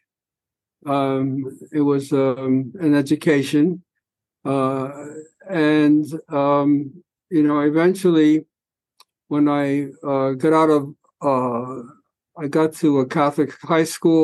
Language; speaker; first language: English; early bilingual, other home language; Spanish